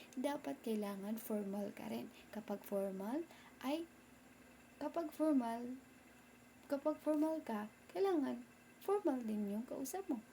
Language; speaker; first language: Filipino; non-native, local second language; Cebuano